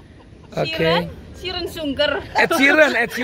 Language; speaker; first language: English; non-native, learner; Indonesian